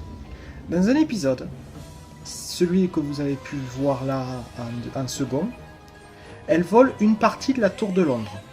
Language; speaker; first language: French; native; French